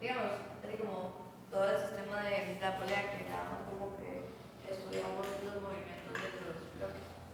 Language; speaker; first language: Spanish; native; Spanish